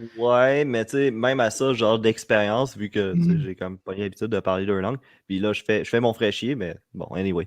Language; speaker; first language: French; native; French